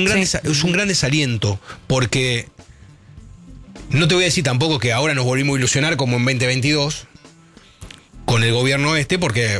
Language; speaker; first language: Spanish; native; Spanish